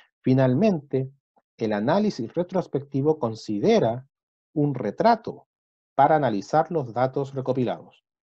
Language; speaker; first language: Spanish; native; Spanish